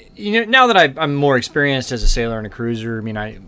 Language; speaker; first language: English; native; English